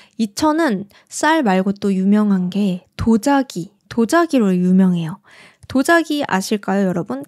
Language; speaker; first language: Korean; native; Korean